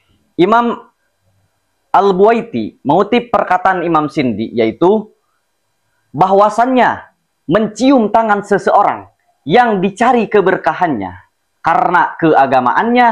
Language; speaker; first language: Indonesian; native; Indonesian